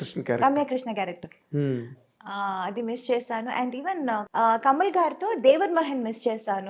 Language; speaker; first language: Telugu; non-native, local second language; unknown